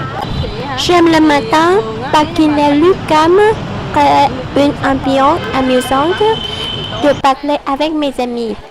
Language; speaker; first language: French; non-native, local second language; Vietnamese